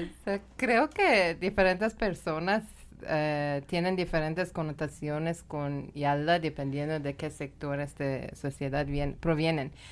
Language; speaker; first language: Spanish; non-native, fluent; Persian